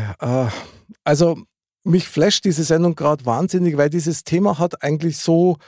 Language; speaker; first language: German; native; German